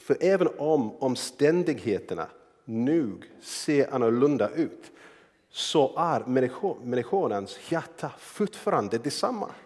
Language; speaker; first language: Swedish; non-native, fluent; English